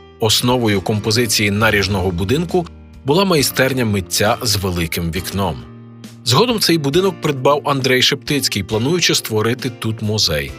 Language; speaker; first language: Ukrainian; native; Ukrainian